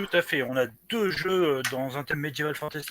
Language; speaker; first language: French; native; French